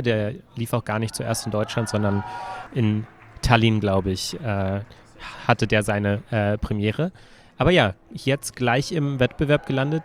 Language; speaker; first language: German; native; German